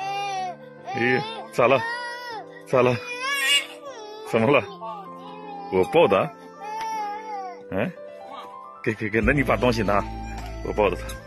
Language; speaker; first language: Chinese; native; Chinese